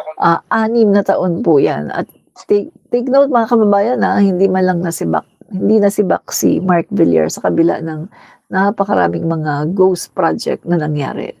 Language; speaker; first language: Filipino; native; Filipino